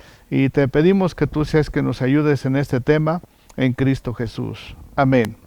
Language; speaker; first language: Spanish; native; Spanish